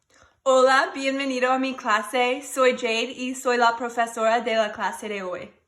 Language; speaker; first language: Spanish; non-native, fluent; English